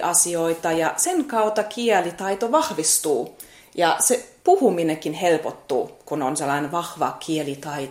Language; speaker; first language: Finnish; non-native, fluent; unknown